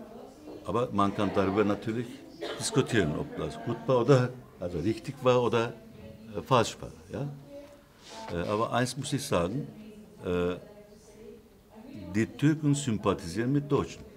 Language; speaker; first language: German; non-native, fluent; Turkish